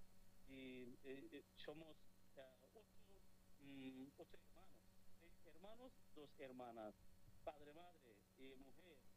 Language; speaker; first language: Spanish; non-native, fluent; Bangla